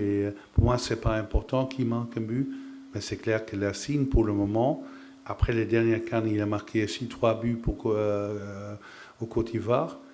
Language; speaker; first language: French; non-native, fluent; Dutch